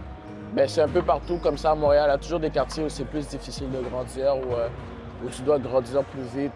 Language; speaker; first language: French; native; French